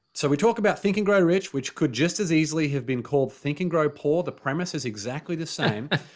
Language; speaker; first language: English; native; English